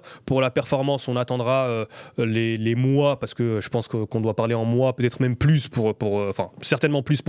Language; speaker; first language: French; native; French